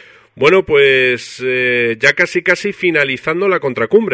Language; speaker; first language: Spanish; native; Spanish